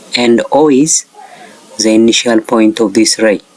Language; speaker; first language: English; non-native, local second language; Amharic